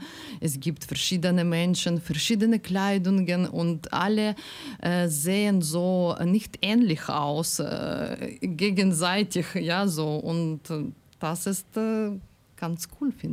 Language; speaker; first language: German; non-native, learner; Ukrainian